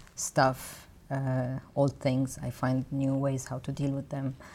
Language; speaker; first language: English; non-native, fluent; Arabic